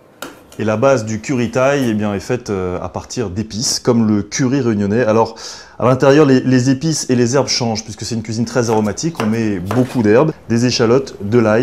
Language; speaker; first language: French; native; French